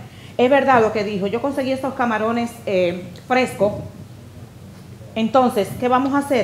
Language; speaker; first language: Spanish; native; Spanish